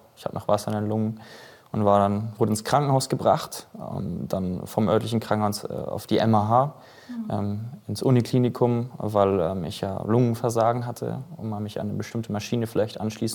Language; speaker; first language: German; native; German